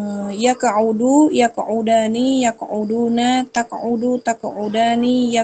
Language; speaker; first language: Arabic; non-native, learner; Indonesian